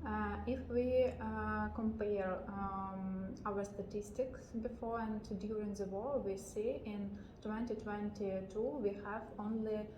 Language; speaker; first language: English; non-native, learner; Ukrainian